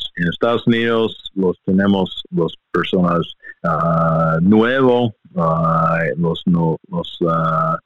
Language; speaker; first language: Spanish; non-native, learner; English